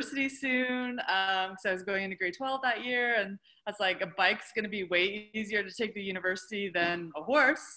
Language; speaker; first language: English; native; English